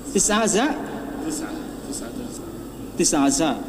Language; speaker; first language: Arabic; non-native, fluent; Indonesian